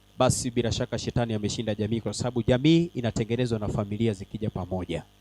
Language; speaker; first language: Swahili; non-native, local second language; Gusii